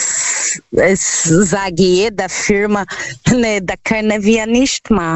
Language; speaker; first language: German; non-native, learner; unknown